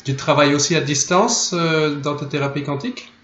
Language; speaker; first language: French; native; French